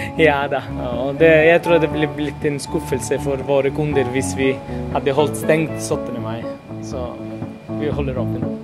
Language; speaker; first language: Norwegian; non-native, fluent; Italian